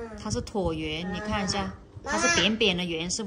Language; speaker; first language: Chinese; native; Chinese